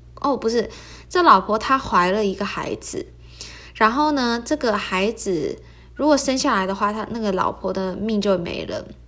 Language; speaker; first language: Chinese; early bilingual, heritage; Chinese